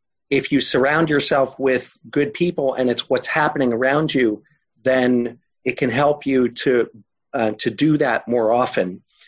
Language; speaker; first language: English; native; English